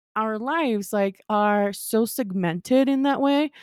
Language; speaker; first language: English; non-native, fluent; Spanish